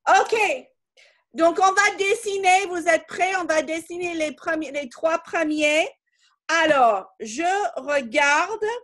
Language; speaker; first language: French; non-native, fluent; English